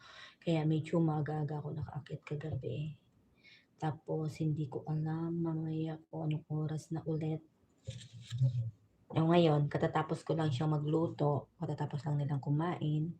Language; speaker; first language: Filipino; non-native, local second language; Bikol